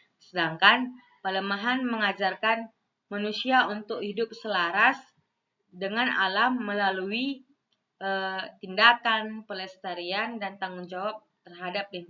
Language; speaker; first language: Indonesian; non-native, local second language; Balinese